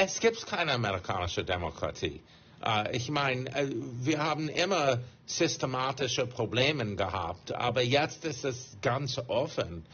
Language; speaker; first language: German; non-native, fluent; English